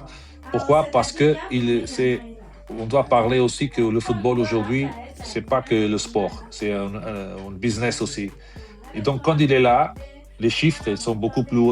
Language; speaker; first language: French; non-native, fluent; Portuguese